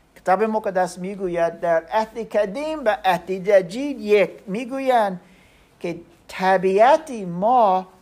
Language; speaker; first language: Persian; non-native, learner; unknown